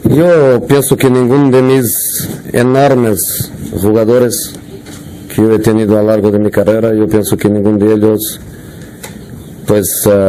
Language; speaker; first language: Spanish; non-native, fluent; Portuguese